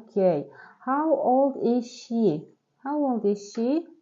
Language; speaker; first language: English; non-native, learner; Kazakh